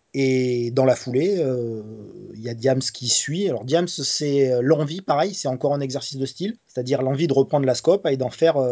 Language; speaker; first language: French; native; French